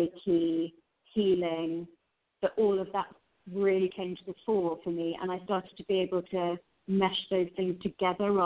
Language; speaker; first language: English; native; English